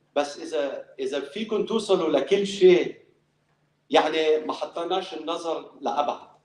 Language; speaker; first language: Arabic; early bilingual, other home language; English